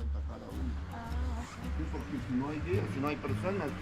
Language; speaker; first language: Spanish; native; Spanish